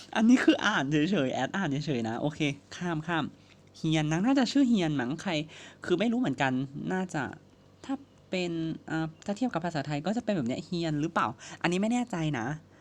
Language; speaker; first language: Thai; native; Thai